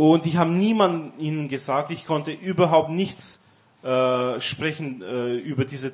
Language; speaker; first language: German; non-native, learner; Romanian